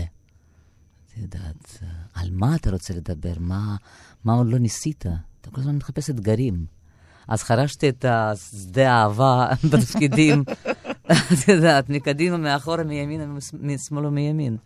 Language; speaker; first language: Hebrew; non-native, fluent; Russian